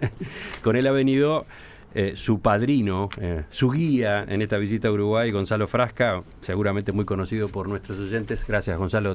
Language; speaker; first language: Spanish; native; Spanish